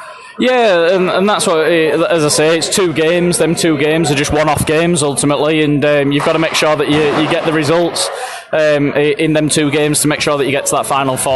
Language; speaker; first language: English; native; English